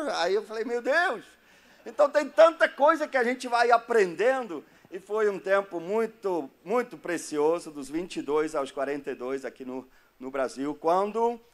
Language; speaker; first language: Portuguese; non-native, fluent; German